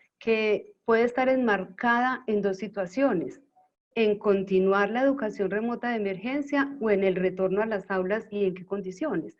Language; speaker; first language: Spanish; native; Spanish